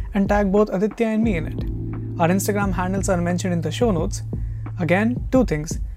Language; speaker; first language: English; non-native, local second language; Hindi